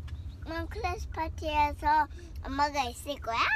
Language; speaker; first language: Korean; early bilingual, heritage; Korean